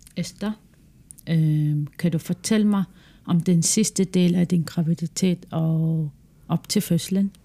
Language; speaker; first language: Danish; non-native, local second language; Kalaallisut